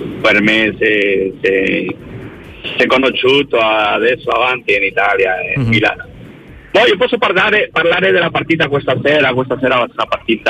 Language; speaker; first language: Italian; non-native, learner; Spanish